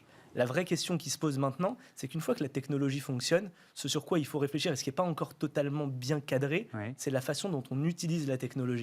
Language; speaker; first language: French; native; French